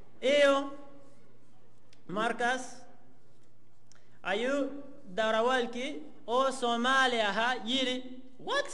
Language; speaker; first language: Somali; non-native, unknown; Spanish